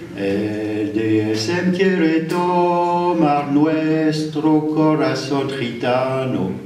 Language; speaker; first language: Spanish; non-native, learner; French